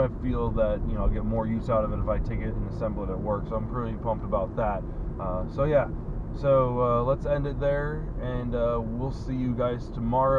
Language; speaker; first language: English; native; English